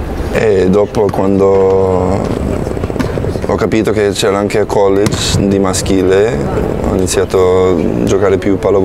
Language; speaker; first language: Italian; non-native, fluent; English